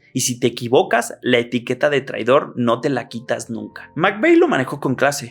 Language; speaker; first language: Spanish; native; Spanish